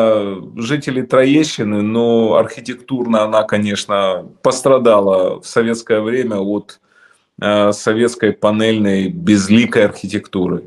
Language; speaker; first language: Russian; native; Russian